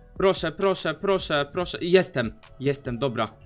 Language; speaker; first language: Polish; native; Polish